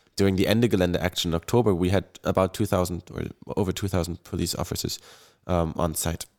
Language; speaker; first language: English; non-native, fluent; German